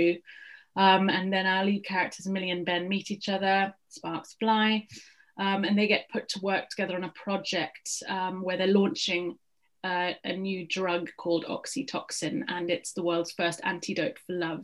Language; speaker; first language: English; native; English